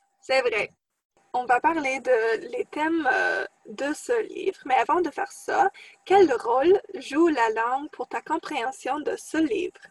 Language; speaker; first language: French; non-native, fluent; English